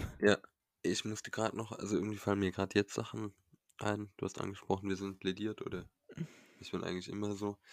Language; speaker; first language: German; native; German